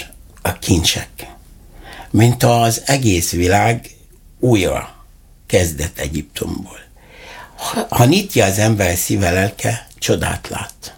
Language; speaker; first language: Hungarian; non-native, fluent; Arabic